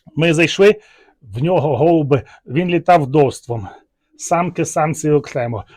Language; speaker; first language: Ukrainian; native; Ukrainian